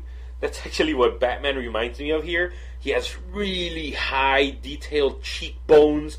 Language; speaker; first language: English; native; English